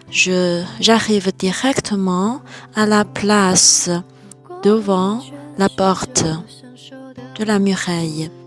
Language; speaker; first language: French; non-native, fluent; Chinese